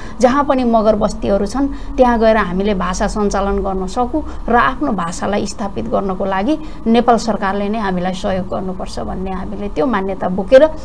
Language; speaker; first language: Nepali; non-native, local second language; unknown